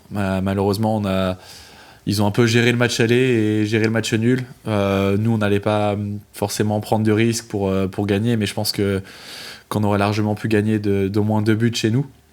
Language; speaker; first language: French; native; French